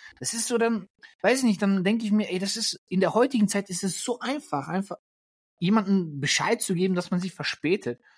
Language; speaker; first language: German; early bilingual, other home language; Polish